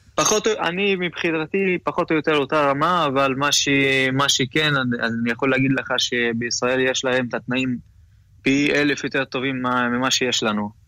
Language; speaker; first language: Hebrew; non-native, local second language; Arabic